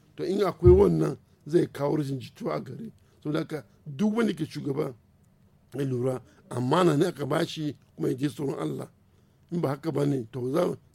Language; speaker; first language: Hausa; non-native, local second language; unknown